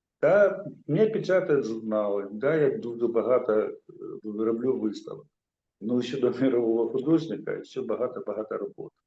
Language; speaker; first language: Ukrainian; non-native, local second language; Russian